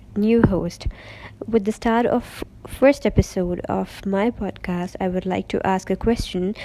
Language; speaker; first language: English; non-native, local second language; Urdu